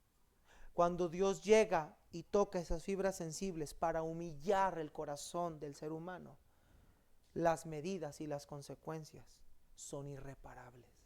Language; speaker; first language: Spanish; native; Spanish